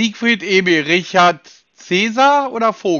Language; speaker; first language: German; native; German